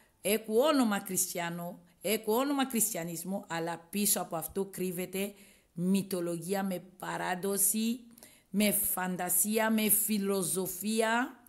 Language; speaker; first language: Greek; non-native, learner; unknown